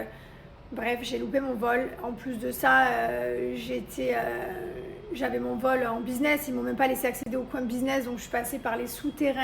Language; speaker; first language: French; native; French